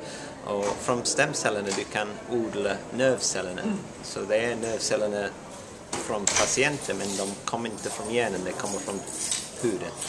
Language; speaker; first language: Swedish; non-native, learner; English